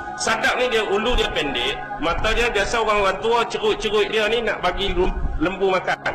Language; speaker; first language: Malay; native; Malay